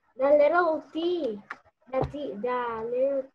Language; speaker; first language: English; non-native, learner; Spanish